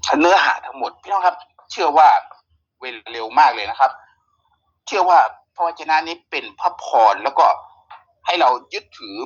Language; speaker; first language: Thai; native; Thai